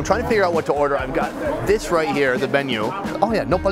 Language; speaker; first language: English; native; English